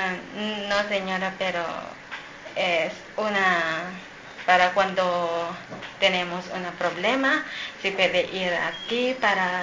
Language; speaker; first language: Spanish; non-native, learner; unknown